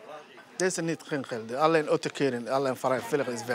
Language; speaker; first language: Dutch; non-native, learner; Somali